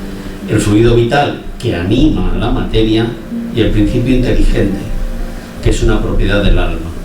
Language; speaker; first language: Spanish; native; Spanish